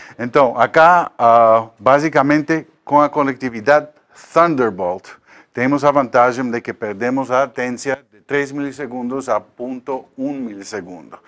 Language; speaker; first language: Portuguese; non-native, learner; Spanish